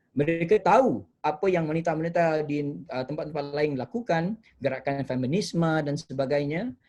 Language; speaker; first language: Malay; native; Malay